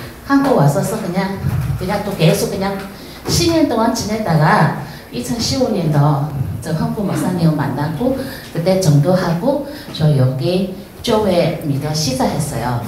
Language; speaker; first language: Korean; non-native, learner; Chinese